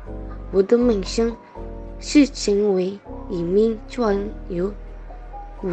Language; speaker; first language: Chinese; non-native, learner; Indonesian